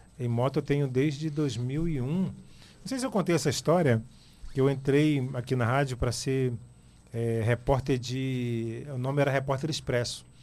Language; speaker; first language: Portuguese; native; Portuguese